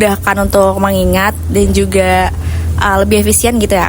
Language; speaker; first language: Indonesian; native; Indonesian